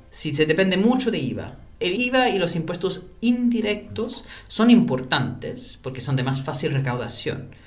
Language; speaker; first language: Spanish; non-native, fluent; English